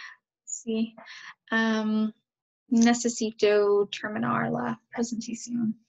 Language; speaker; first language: Spanish; non-native, learner; English